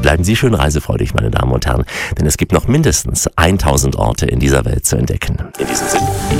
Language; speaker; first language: German; native; German